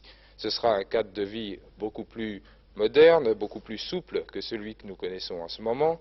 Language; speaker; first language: French; native; French